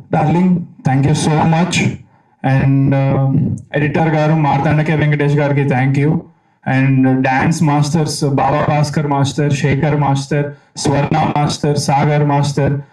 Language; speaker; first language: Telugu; native; Telugu